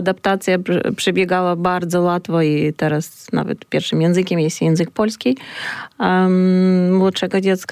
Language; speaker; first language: Polish; non-native, fluent; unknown